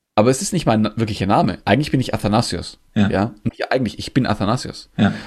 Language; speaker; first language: German; non-native, local second language; Greek